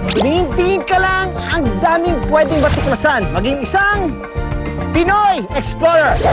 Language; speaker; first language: Filipino; native; Filipino